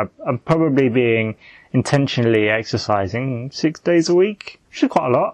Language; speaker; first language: English; native; English